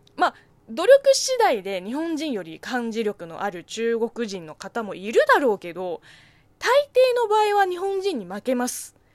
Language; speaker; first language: Japanese; non-native, fluent; Chinese